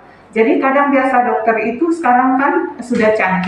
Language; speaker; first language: Indonesian; native; Indonesian